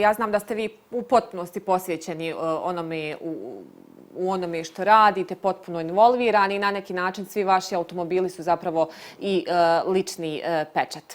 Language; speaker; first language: Bosnian; native; Bosnian